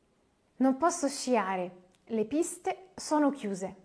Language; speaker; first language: Italian; non-native, fluent; French